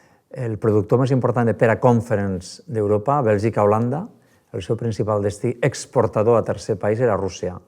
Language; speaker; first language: Catalan; native; Catalan